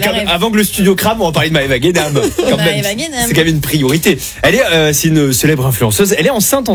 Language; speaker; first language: French; native; French